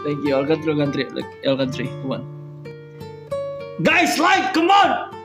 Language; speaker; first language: English; non-native, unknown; Indonesian